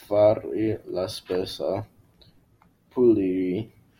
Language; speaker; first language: Italian; non-native, learner; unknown